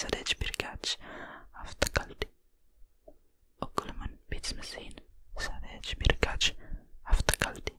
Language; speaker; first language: Turkish; non-native, learner; Finnish